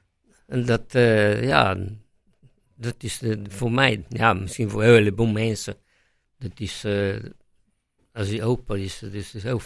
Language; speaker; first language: Dutch; non-native, fluent; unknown